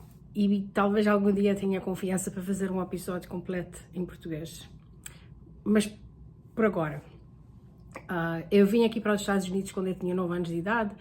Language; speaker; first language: Portuguese; early bilingual, heritage; Portuguese